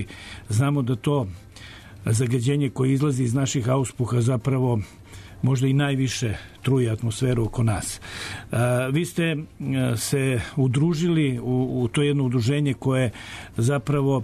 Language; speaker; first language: Serbian; native; Serbian